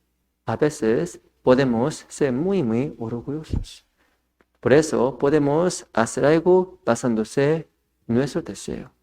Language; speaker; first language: Spanish; non-native, fluent; Korean